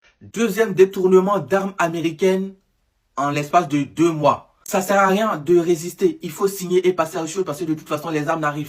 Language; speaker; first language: French; native; French